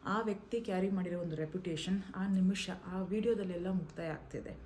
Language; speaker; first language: Kannada; non-native, local second language; Malayalam